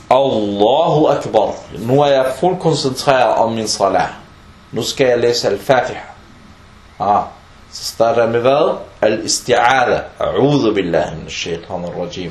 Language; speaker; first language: Danish; early bilingual, other home language; Arabic